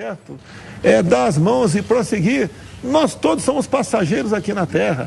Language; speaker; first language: Portuguese; native; Portuguese